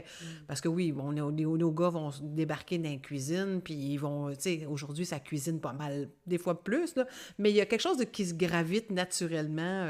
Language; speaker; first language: French; native; French